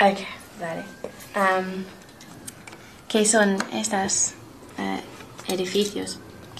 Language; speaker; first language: Spanish; non-native, learner; English